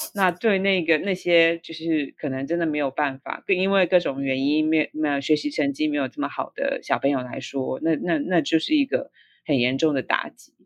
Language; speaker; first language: Chinese; native; Chinese